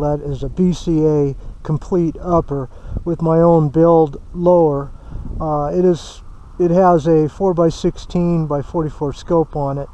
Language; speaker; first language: English; native; English